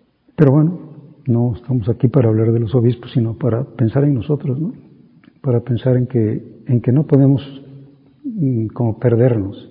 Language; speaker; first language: Spanish; native; Spanish